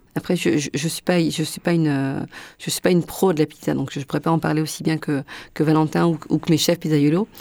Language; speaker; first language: French; native; French